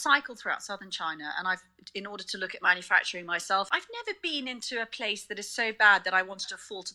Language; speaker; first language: English; native; English